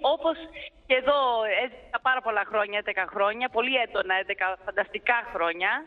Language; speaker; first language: Greek; early bilingual, heritage; Greek